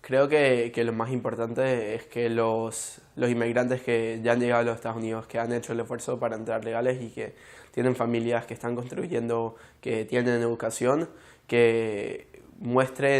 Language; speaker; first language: Spanish; early bilingual, heritage; Spanish